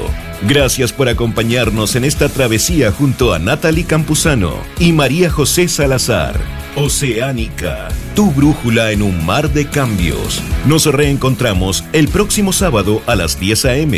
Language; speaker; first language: Spanish; native; Spanish